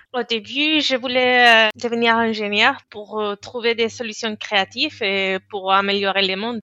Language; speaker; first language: French; non-native, fluent; Spanish